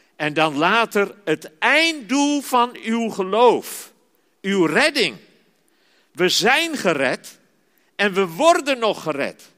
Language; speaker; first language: Dutch; native; Dutch